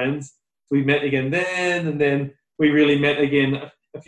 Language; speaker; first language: English; native; English